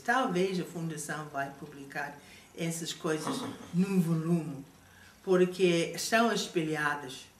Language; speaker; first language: Portuguese; non-native, fluent; English